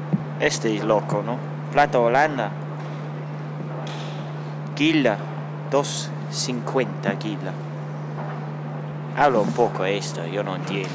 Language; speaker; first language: Spanish; non-native, learner; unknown